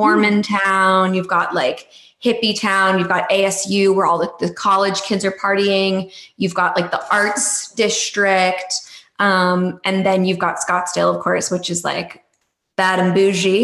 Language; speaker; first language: English; native; English